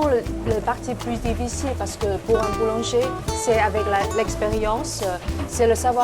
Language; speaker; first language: French; non-native, fluent; Chinese